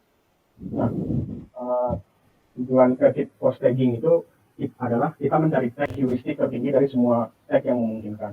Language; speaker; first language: Indonesian; native; Indonesian